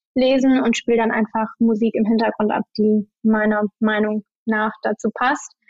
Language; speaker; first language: German; native; German